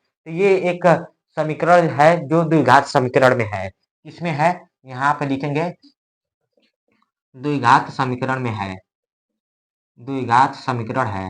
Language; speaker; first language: Hindi; native; Hindi